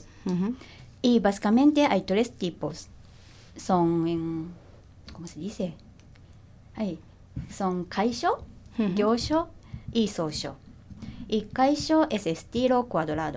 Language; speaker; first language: Spanish; non-native, learner; Japanese